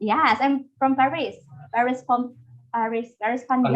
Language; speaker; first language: English; non-native, fluent; Indonesian